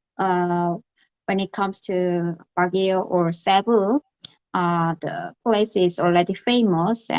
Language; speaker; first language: English; non-native, learner; Korean